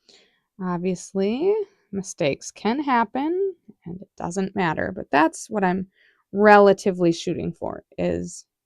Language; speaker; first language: English; native; English